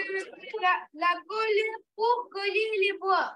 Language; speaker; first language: French; non-native, learner; Arabic